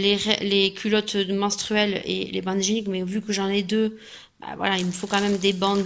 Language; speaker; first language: French; native; French